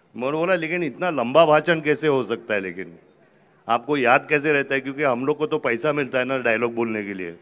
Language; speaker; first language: Hindi; native; Hindi